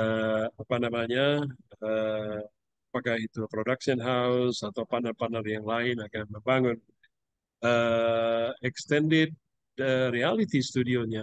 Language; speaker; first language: Indonesian; native; Indonesian